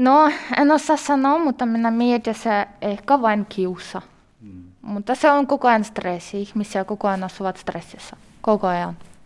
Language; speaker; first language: Finnish; non-native, learner; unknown